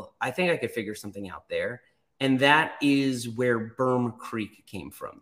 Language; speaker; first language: English; native; English